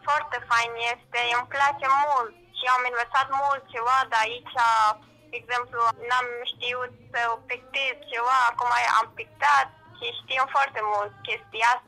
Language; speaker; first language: Romanian; non-native, learner; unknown